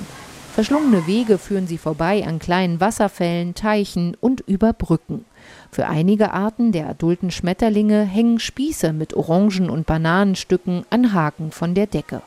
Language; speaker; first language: German; native; German